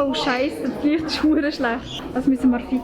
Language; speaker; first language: German; native; German